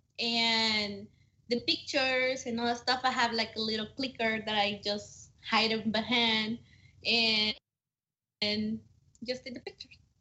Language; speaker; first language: English; non-native, fluent; Spanish